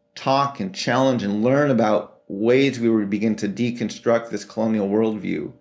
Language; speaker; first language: English; native; English